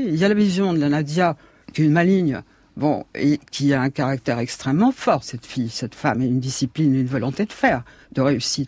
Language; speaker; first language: French; native; French